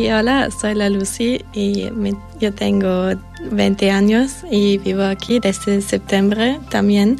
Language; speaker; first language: Spanish; non-native, fluent; German